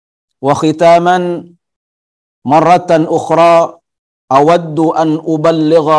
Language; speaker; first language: Arabic; non-native, fluent; Indonesian